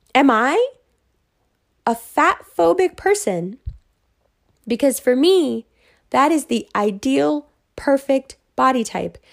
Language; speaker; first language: English; early bilingual, other home language; Hindi